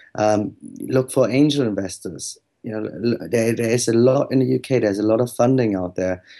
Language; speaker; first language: English; non-native, fluent; German